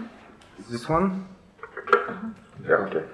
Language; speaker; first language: English; non-native, fluent; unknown